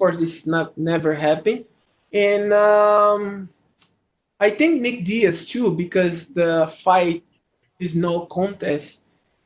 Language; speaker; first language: English; non-native, learner; Portuguese